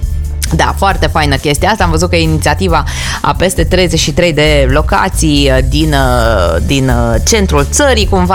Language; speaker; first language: Romanian; native; Romanian